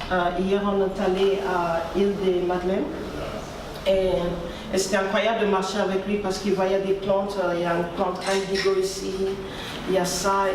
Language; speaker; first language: French; non-native, fluent; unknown